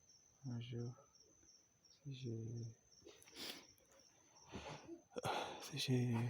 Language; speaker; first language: French; non-native, learner; Portuguese